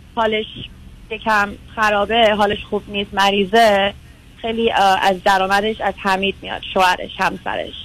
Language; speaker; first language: Persian; early bilingual, heritage; Persian